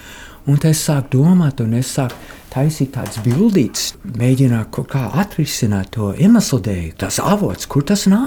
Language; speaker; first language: Latvian; early bilingual, heritage; Latvian